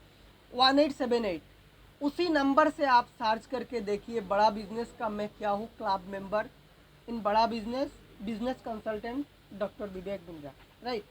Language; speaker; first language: Hindi; non-native, local second language; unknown